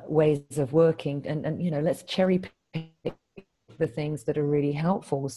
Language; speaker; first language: English; native; English